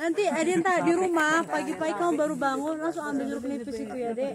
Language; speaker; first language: Indonesian; native; Indonesian